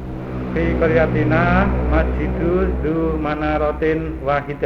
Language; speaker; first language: Arabic; non-native, learner; Indonesian